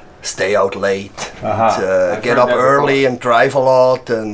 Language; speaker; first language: English; non-native, fluent; Swiss German